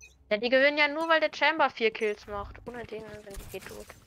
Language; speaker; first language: German; native; German